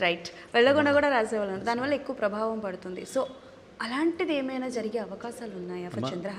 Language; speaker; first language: Telugu; native; Telugu